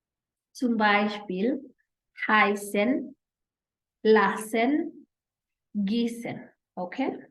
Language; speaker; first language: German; non-native, fluent; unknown